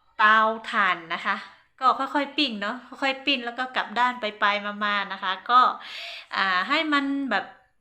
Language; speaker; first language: Thai; non-native, local second language; Hmong